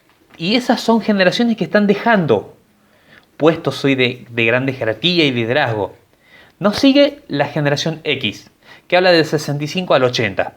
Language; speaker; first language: Spanish; native; Spanish